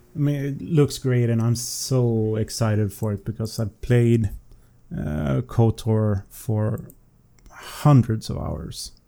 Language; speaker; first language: English; non-native, fluent; Swedish